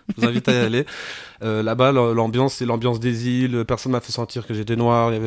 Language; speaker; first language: French; native; French